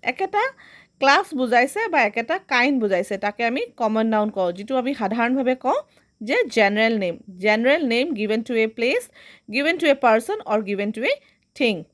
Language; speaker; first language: Assamese; native; Assamese